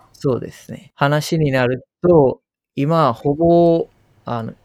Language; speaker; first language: Japanese; non-native, fluent; Sinhala